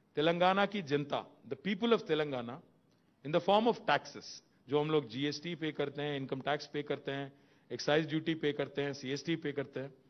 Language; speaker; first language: Hindi; non-native, local second language; Telugu